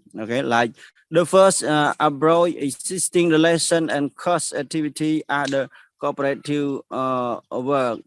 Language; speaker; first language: English; non-native, learner; Khmer